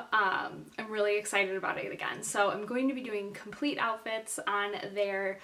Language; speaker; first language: English; native; English